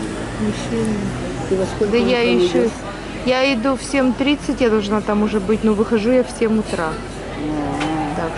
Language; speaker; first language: Russian; native; Russian